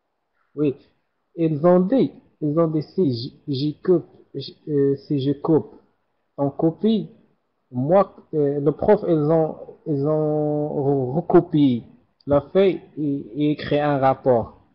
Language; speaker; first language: French; non-native, learner; Arabic